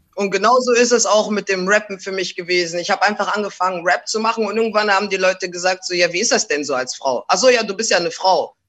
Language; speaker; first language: German; early bilingual, other home language; Portuguese